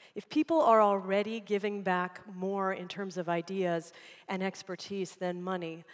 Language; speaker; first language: English; native; English